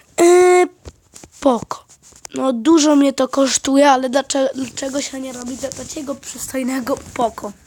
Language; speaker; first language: Polish; native; Polish